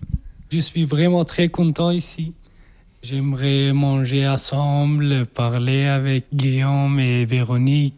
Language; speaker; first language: French; non-native, learner; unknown